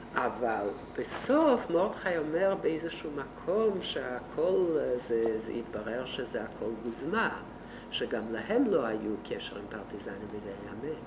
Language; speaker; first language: Hebrew; non-native, fluent; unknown